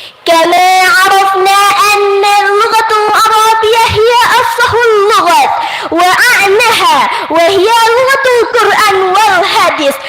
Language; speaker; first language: Arabic; non-native, learner; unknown